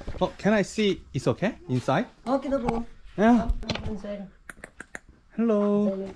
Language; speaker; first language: English; non-native, learner; Korean